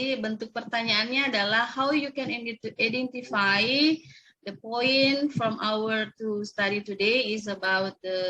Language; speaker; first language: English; non-native, local second language; Indonesian